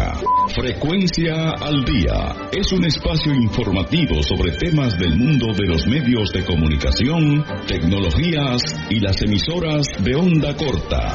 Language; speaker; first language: Spanish; native; Spanish